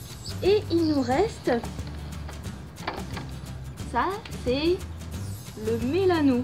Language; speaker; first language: French; native; French